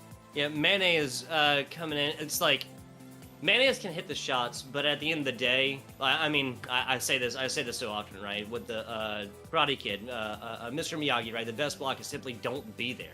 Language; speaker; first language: English; native; English